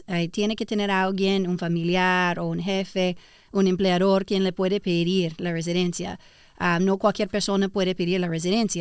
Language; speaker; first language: Spanish; early bilingual, heritage; English